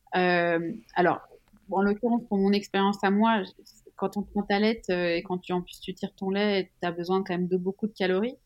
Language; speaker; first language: French; native; French